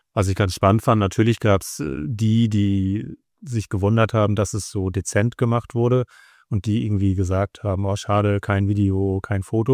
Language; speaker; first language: German; native; German